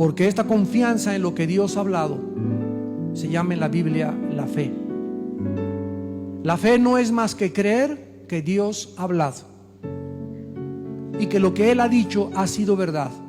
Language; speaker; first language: Spanish; native; Spanish